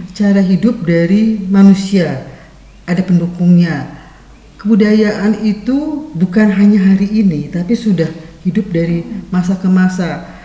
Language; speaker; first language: Indonesian; native; Indonesian